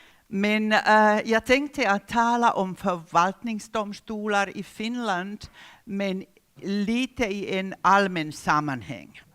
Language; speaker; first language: Swedish; non-native, local second language; Finnish